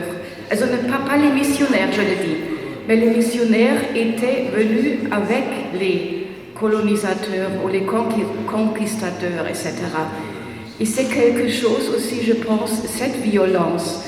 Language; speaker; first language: French; non-native, fluent; German